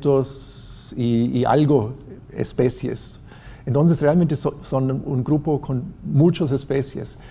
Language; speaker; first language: Spanish; non-native, fluent; German